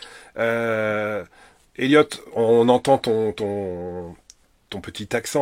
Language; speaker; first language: French; native; French